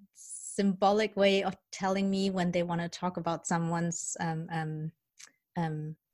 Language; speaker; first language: English; early bilingual, other home language; German